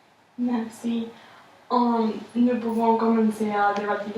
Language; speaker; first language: French; non-native, learner; Spanish